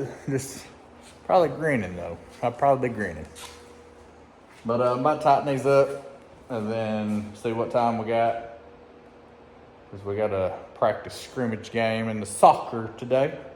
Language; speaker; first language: English; native; English